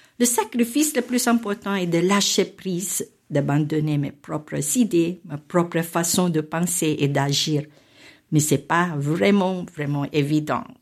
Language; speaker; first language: French; non-native, fluent; Filipino